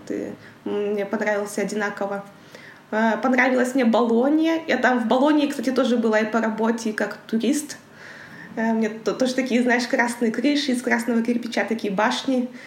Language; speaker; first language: Russian; native; Russian